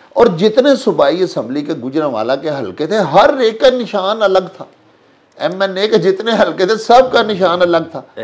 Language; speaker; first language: Urdu; non-native, local second language; Punjabi